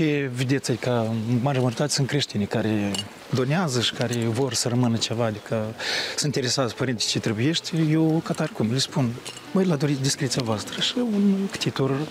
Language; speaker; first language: Romanian; native; Romanian